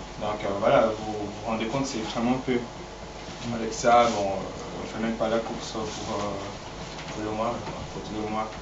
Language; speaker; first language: French; non-native, fluent; Portuguese